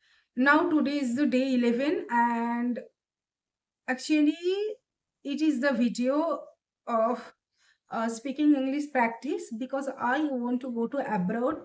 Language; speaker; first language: English; non-native, learner; Bangla